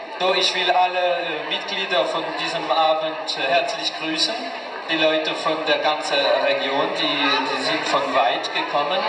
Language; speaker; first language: German; non-native, fluent; French